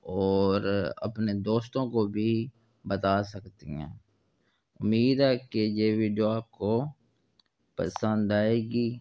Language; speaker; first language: Urdu; non-native, local second language; Punjabi